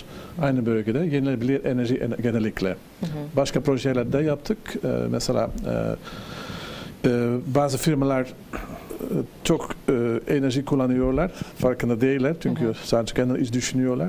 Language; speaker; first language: Turkish; non-native, learner; Dutch